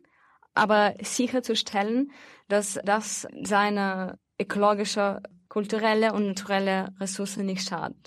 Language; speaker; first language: German; non-native, fluent; Russian